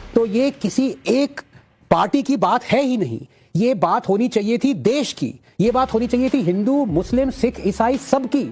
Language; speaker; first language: Hindi; non-native, local second language; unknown